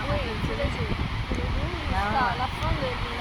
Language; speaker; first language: French; non-native, learner; Portuguese